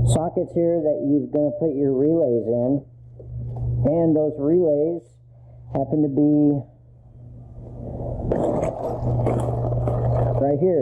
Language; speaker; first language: English; native; English